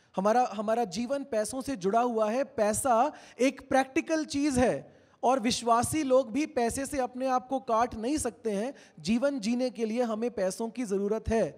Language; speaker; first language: Hindi; native; Hindi